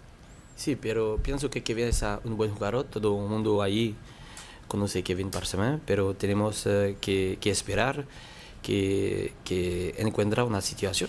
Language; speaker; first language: Spanish; non-native, learner; French